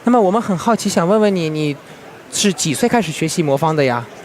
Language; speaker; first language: Chinese; native; Chinese